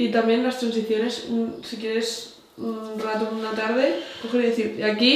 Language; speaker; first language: Spanish; native; Spanish